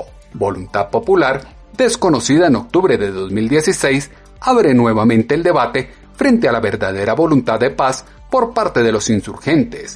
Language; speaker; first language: Spanish; native; Spanish